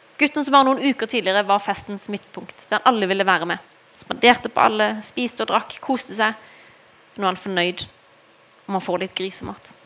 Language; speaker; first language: Norwegian; early bilingual, heritage; Norwegian